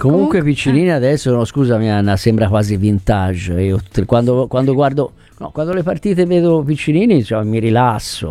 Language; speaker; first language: Italian; native; Italian